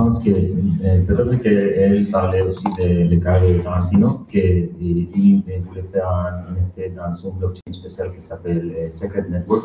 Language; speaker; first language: French; non-native, learner; Spanish